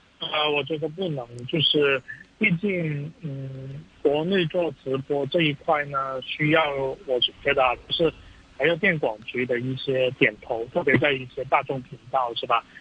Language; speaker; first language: Chinese; native; Chinese